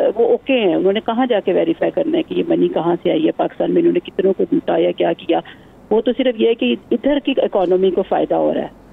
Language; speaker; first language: Urdu; non-native, local second language; Punjabi